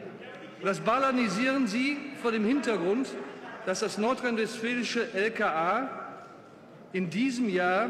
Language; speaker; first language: German; native; German